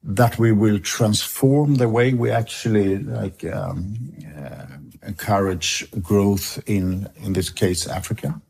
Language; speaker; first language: English; non-native, fluent; Swedish